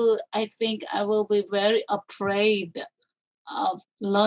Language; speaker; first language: English; non-native, learner; Korean